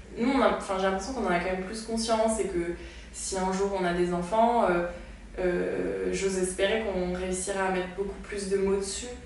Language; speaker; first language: French; native; French